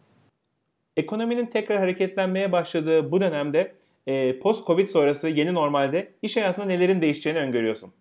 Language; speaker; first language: Turkish; native; Turkish